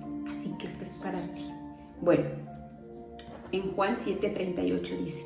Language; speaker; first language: Spanish; native; Spanish